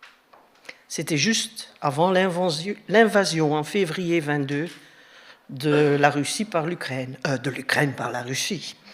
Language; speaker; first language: French; native; French